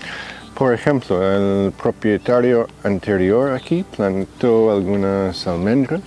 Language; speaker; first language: Spanish; non-native, fluent; English